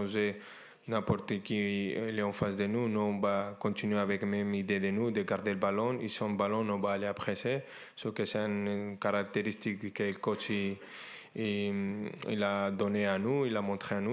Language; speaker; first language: French; non-native, fluent; Spanish